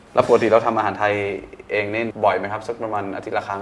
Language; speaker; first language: Thai; native; Thai